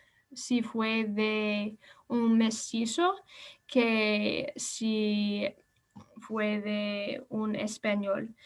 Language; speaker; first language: Spanish; non-native, learner; English